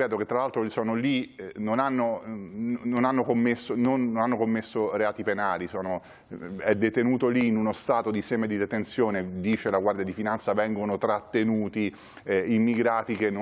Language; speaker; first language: Italian; native; Italian